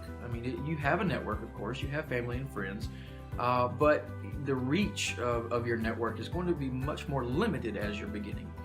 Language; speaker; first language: English; native; English